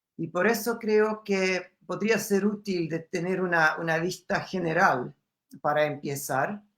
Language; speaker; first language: Spanish; non-native, fluent; German